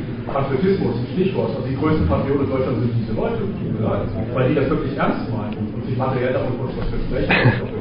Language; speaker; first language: German; native; German